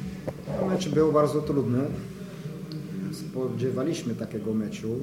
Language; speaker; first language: Polish; non-native, fluent; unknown